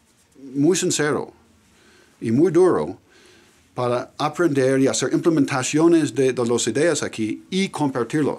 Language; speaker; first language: Spanish; non-native, fluent; English